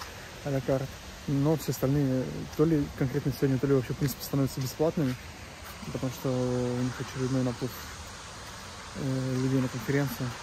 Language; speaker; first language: Russian; native; Russian